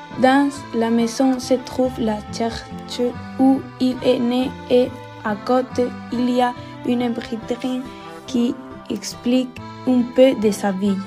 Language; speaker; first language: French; non-native, learner; Spanish